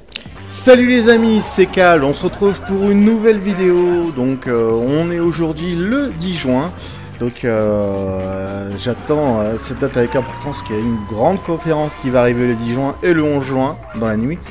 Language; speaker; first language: French; native; French